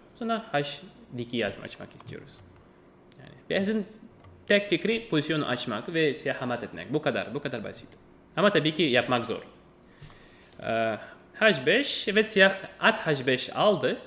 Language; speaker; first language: Turkish; non-native, fluent; Russian